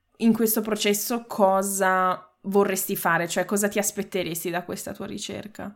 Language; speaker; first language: Italian; native; Italian